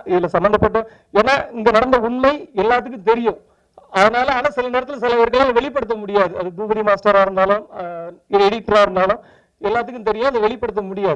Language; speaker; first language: Tamil; native; Tamil